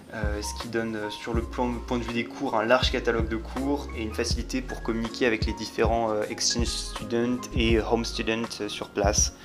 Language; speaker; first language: French; native; French